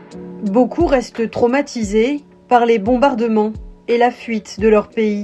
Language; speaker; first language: French; native; French